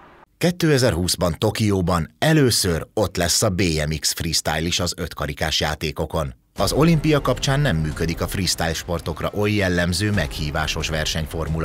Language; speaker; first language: Hungarian; native; Hungarian